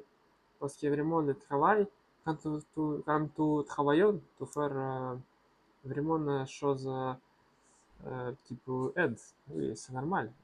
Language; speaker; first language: French; non-native, learner; Russian